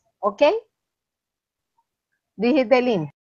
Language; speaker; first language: English; non-native, learner; Spanish